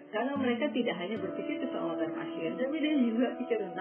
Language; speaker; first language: Indonesian; native; Indonesian